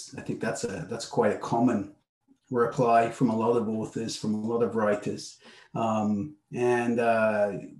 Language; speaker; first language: English; native; English